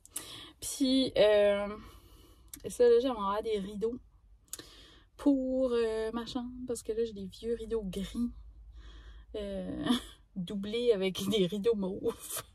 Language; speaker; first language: French; native; French